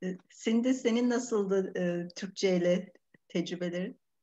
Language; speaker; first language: Turkish; native; Turkish